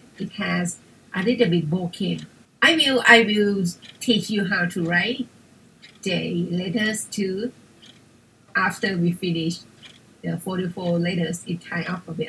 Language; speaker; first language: English; non-native, fluent; Thai